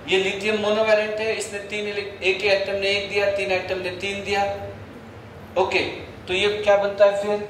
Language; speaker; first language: Hindi; non-native, local second language; Marathi